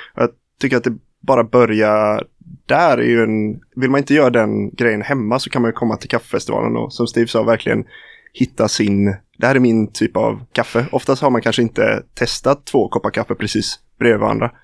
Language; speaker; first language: Swedish; native; Swedish